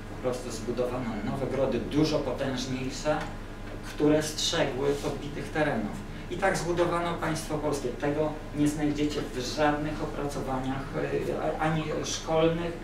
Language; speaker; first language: Polish; native; Polish